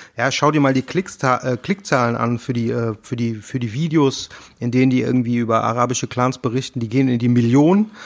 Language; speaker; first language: German; native; German